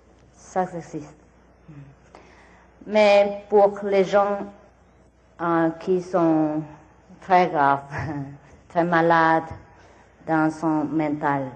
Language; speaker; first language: French; non-native, learner; Vietnamese